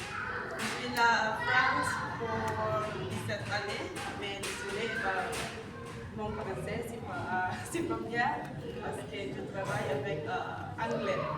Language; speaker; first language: French; non-native, learner; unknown